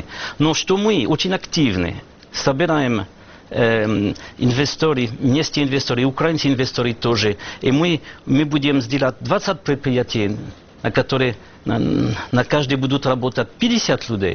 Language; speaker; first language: Russian; non-native, learner; French